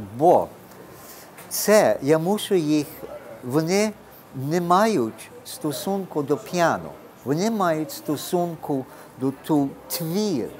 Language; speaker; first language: Ukrainian; early bilingual, heritage; Ukrainian